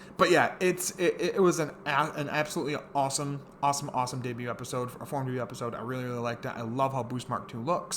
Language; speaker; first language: English; native; English